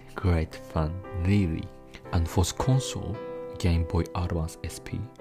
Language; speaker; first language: English; non-native, fluent; Japanese